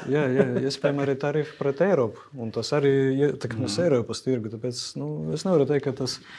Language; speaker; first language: Latvian; non-native, local second language; Russian